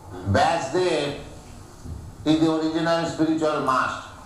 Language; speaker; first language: English; non-native, local second language; Bangla